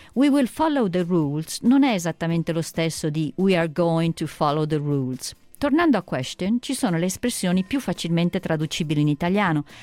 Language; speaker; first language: Italian; native; Italian